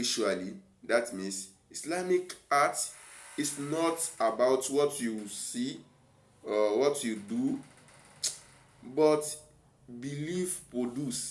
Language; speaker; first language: English; non-native, local second language; Yoruba